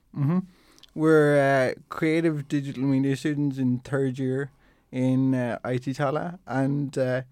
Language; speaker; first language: English; native; English